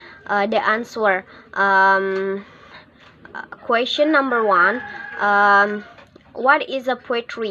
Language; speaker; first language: English; non-native, learner; Indonesian